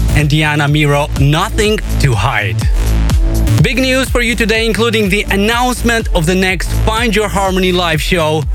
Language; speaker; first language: English; non-native, fluent; Romanian